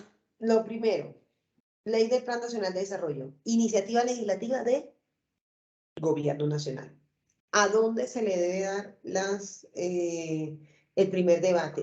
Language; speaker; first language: Spanish; native; Spanish